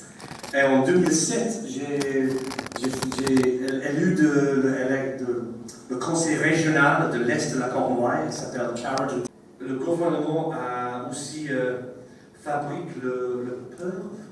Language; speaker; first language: French; non-native, learner; English